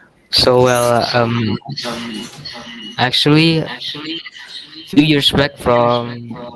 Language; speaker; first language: English; non-native, learner; Indonesian